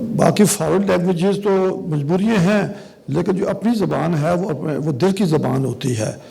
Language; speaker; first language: Urdu; non-native, local second language; Kashmiri